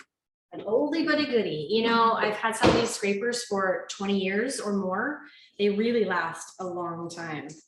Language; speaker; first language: English; native; English